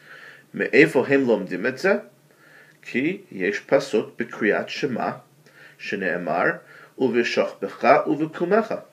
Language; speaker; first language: Hebrew; non-native, fluent; English